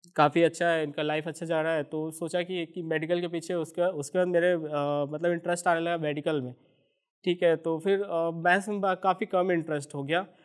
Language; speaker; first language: Hindi; native; Hindi